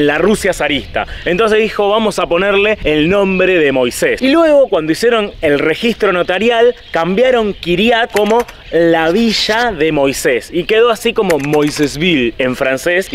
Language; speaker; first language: Spanish; native; Spanish